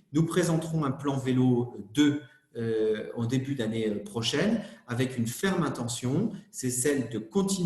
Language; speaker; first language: French; native; French